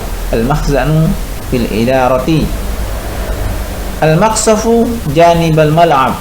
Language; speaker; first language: Arabic; non-native, fluent; Indonesian